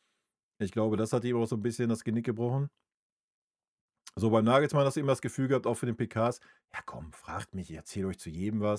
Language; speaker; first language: German; native; German